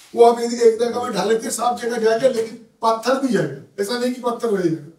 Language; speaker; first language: Hindi; non-native, local second language; Bangla